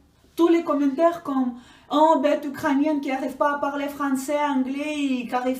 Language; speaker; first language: French; non-native, fluent; Ukrainian